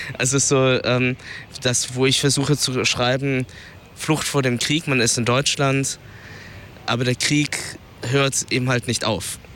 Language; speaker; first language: German; early bilingual, other home language; Vietnamese